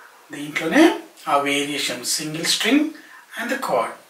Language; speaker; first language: English; non-native, local second language; Telugu